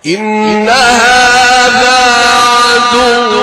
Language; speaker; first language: Arabic; native; Arabic